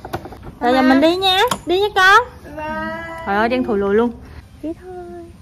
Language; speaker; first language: Vietnamese; native; Vietnamese